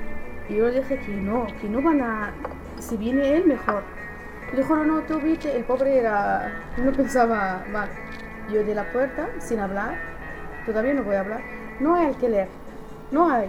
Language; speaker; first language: Spanish; non-native, learner; Arabic